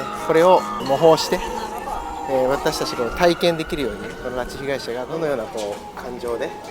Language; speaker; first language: Japanese; native; Japanese